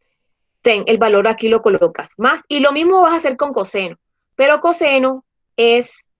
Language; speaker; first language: Spanish; native; Spanish